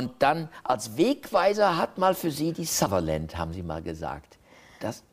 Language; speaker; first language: German; native; German